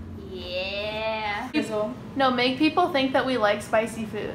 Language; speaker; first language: English; native; English